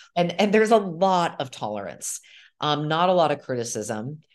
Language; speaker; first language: English; native; English